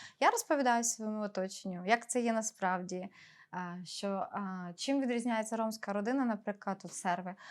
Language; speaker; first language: Ukrainian; non-native, local second language; Russian